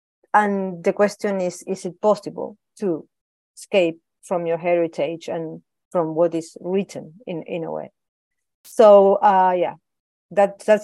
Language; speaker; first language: English; non-native, fluent; Spanish